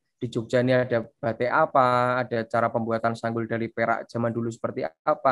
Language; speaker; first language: Indonesian; native; Indonesian